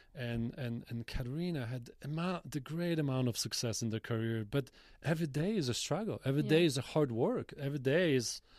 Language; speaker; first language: English; non-native, fluent; Polish